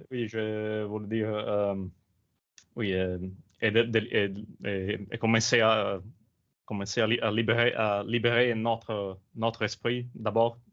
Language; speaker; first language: French; non-native, learner; Italian